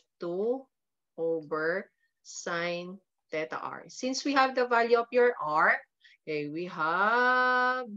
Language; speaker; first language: English; non-native, local second language; Filipino